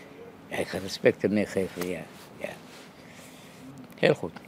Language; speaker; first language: Dutch; non-native, learner; Somali